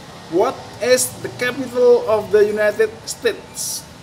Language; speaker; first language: English; non-native, fluent; Indonesian